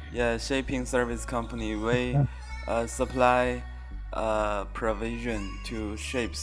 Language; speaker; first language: English; non-native, learner; Chinese